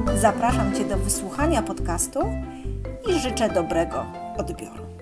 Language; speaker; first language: Polish; native; Polish